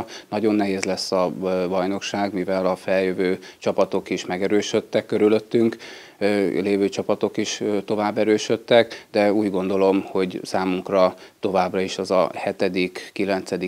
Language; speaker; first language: Hungarian; native; Hungarian